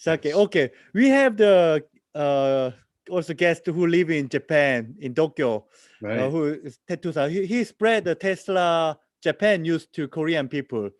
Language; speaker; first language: English; non-native, learner; Korean